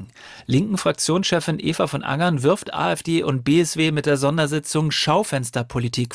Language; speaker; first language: German; native; German